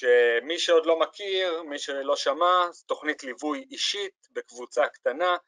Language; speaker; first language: Hebrew; native; Hebrew